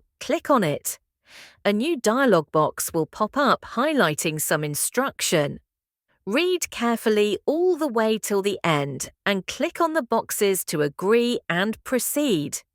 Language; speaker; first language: English; non-native, fluent; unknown